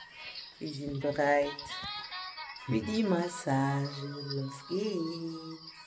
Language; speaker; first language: German; non-native, learner; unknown